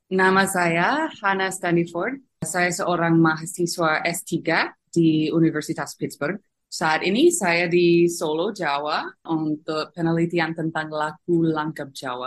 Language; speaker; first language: Indonesian; non-native, fluent; English